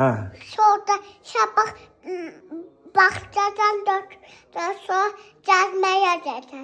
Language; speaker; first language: Turkish; non-native, learner; Azerbaijani